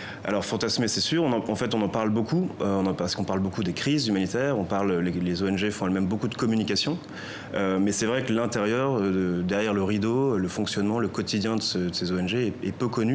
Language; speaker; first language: French; native; French